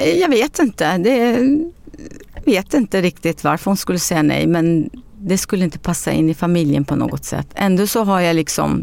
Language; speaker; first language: Swedish; early bilingual, other home language; Arabic